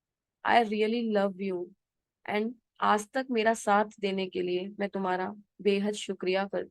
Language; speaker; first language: Hindi; native; Hindi